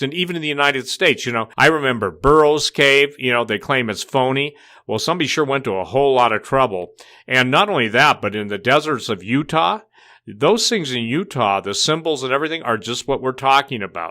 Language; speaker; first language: English; native; English